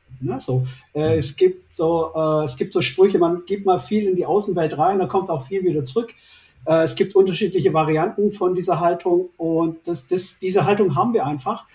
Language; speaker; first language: German; early bilingual, other home language; Turkish